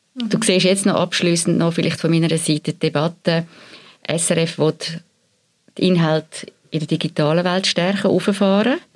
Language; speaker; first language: German; native; German